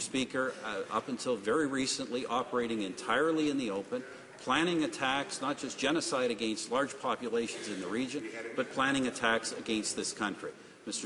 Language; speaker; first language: English; native; English